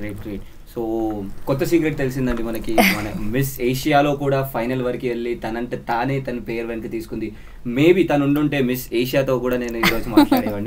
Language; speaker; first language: Telugu; native; Telugu